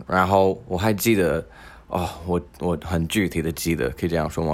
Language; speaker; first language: Chinese; non-native, fluent; English